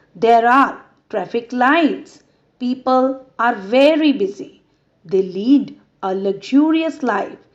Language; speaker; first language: English; non-native, local second language; Punjabi